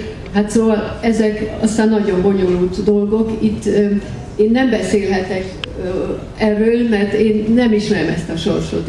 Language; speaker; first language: Hungarian; early bilingual, heritage; Hungarian